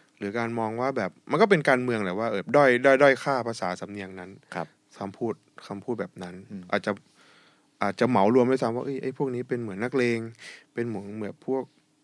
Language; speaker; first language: Thai; native; Thai